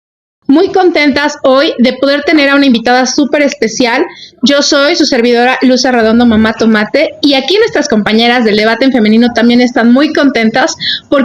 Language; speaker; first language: Spanish; native; Spanish